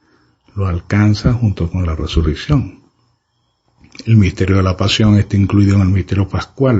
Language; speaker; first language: Spanish; native; Spanish